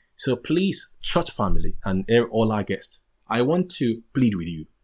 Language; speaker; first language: English; non-native, local second language; Yoruba